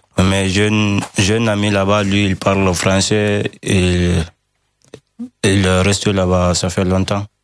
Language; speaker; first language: French; non-native, learner; Fula